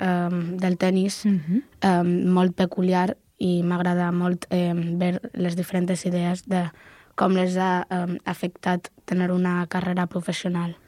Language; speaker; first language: Catalan; non-native, local second language; Spanish